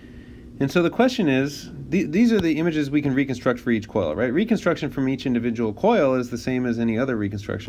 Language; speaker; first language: English; native; English